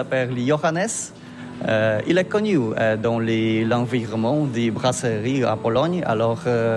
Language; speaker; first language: French; non-native, learner; Polish